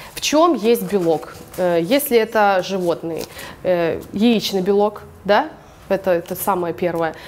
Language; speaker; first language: Russian; early bilingual, other home language; English